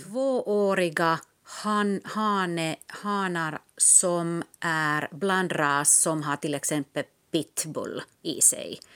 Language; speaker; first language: Swedish; non-native, local second language; Finnish